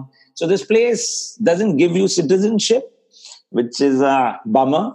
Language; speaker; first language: English; non-native, local second language; Hindi